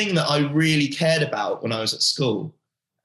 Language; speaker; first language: English; native; English